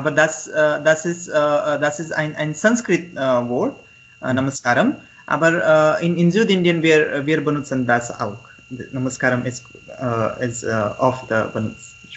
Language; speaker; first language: German; non-native, learner; Marathi